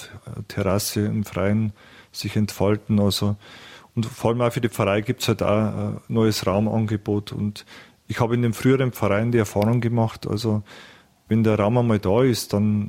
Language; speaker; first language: German; native; German